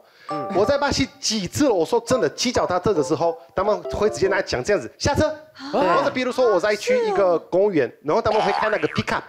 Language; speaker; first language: Chinese; non-native, fluent; Portuguese